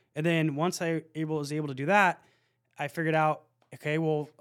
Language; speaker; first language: English; native; English